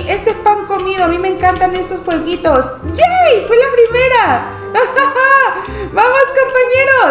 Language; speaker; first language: Spanish; native; Spanish